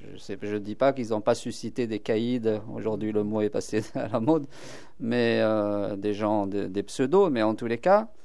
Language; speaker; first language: French; non-native, local second language; Kabyle